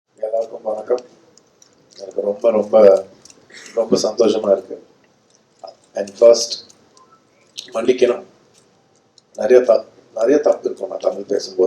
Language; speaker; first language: Tamil; non-native, local second language; Telugu